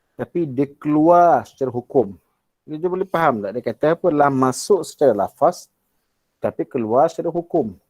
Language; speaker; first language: Malay; native; Malay